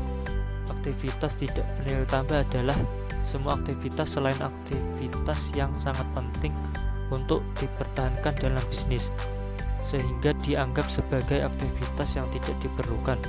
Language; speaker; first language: Indonesian; native; Indonesian